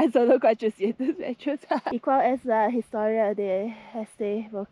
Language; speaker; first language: Spanish; non-native, learner; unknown